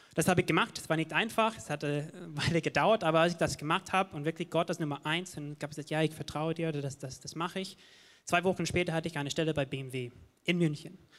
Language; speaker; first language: German; non-native, fluent; English